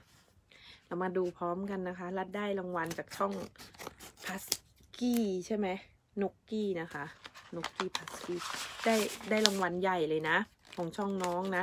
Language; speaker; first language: Thai; native; Thai